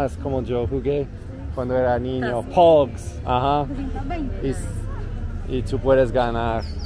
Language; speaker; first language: Spanish; non-native, learner; English